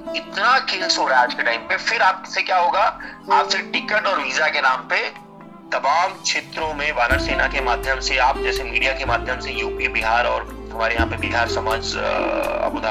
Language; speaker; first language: Hindi; native; Hindi